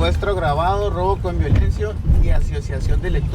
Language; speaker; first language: Spanish; native; Spanish